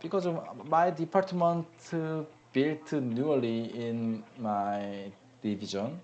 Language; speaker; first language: English; non-native, learner; Korean